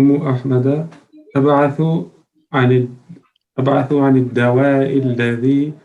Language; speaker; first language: Arabic; non-native, learner; French